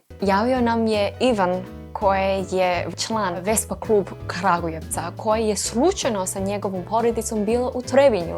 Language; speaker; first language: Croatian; non-native, learner; English